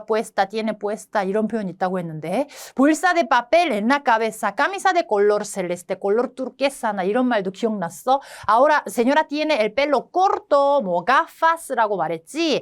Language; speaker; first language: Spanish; non-native, fluent; Korean